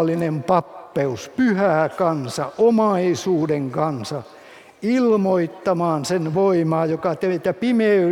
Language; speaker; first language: Finnish; native; Finnish